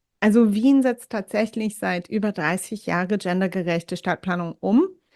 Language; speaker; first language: German; non-native, fluent; English